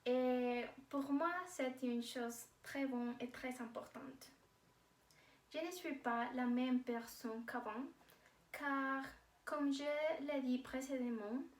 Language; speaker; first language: French; non-native, learner; Spanish